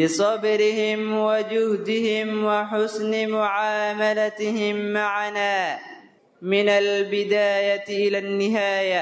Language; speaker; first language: Arabic; non-native, local second language; Somali